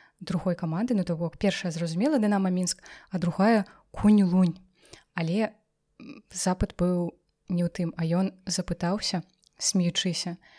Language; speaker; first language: Belarusian; non-native, local second language; Russian